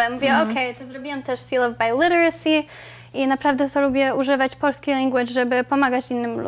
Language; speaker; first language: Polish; early bilingual, other home language; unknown